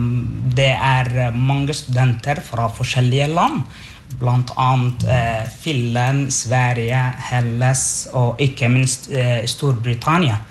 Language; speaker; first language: Norwegian; non-native, fluent; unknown